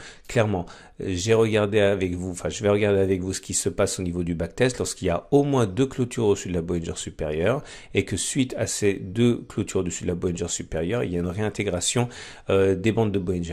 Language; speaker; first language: French; native; French